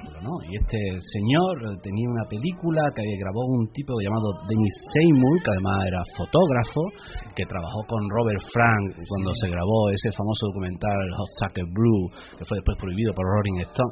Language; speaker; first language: Spanish; native; Spanish